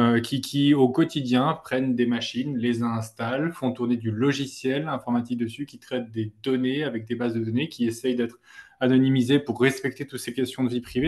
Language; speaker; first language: French; native; French